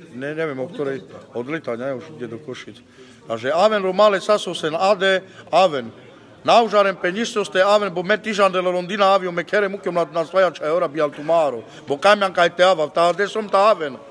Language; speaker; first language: Slovak; non-native, local second language; Romany